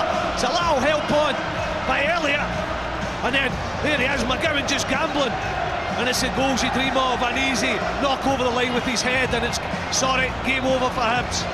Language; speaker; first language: English; native; English